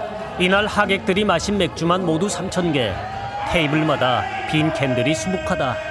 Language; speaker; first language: Korean; native; Korean